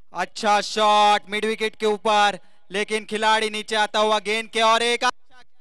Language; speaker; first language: Hindi; non-native, local second language; Marathi